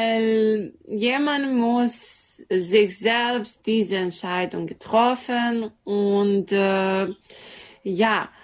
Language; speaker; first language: German; non-native, learner; Serbian